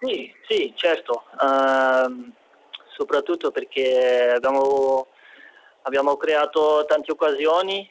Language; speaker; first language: Italian; non-native, fluent; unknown